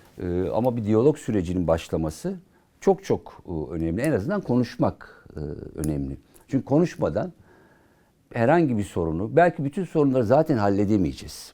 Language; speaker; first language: Turkish; native; Turkish